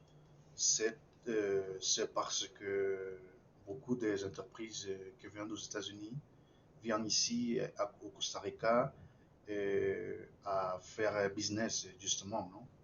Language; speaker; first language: French; non-native, fluent; Spanish